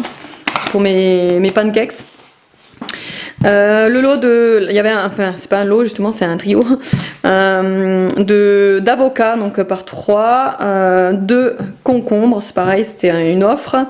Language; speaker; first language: French; native; French